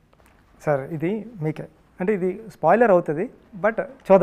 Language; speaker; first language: Telugu; native; Telugu